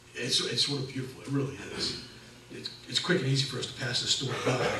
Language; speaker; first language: English; native; English